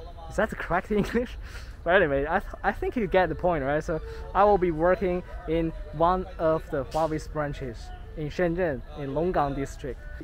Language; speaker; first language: English; non-native, fluent; Chinese